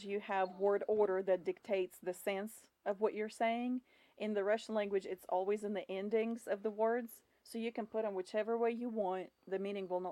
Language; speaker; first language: English; non-native, fluent; Russian